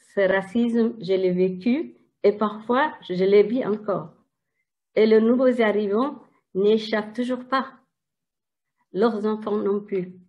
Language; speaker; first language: French; non-native, fluent; Tigrinya